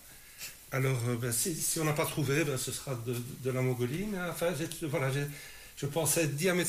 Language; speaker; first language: French; native; French